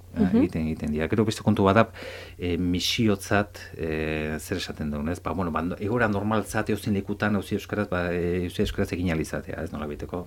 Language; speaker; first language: Basque; native; Basque